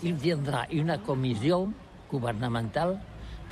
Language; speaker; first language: French; non-native, learner; Catalan